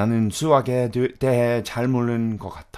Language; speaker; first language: Korean; non-native, fluent; English